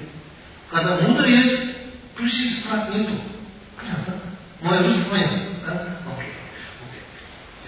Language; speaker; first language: Russian; non-native, learner; Tibetan